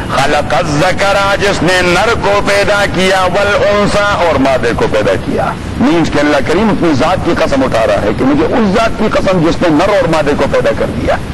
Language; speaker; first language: Urdu; non-native, local second language; Pashto